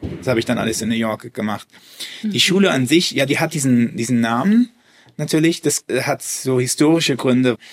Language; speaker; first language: German; early bilingual, heritage; German